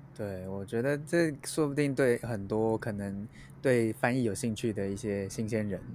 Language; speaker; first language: Chinese; native; Chinese